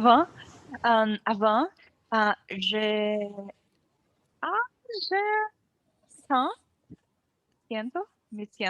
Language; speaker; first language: French; non-native, learner; Portuguese